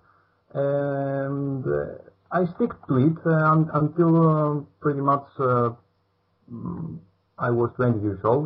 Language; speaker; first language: English; non-native, fluent; Greek